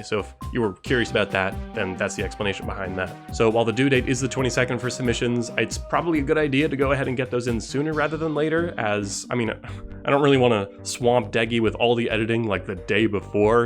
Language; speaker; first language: English; native; English